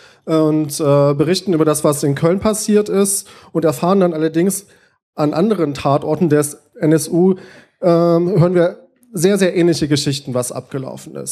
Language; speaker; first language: German; native; German